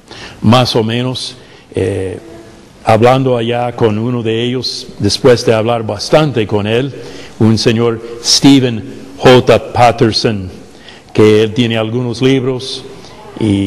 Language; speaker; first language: Spanish; non-native, fluent; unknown